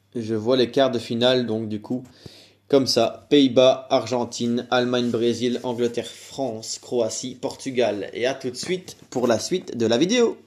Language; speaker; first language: French; native; French